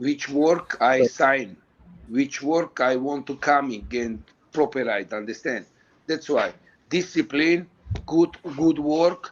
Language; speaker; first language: English; non-native, learner; Georgian